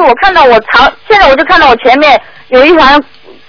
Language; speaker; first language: Chinese; native; Chinese